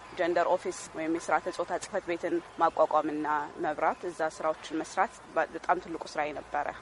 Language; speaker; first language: Amharic; native; Amharic